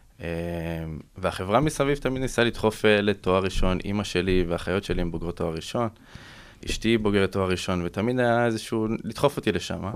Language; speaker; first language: Hebrew; native; Hebrew